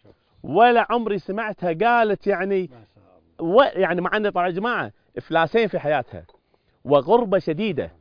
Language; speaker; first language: Arabic; native; Arabic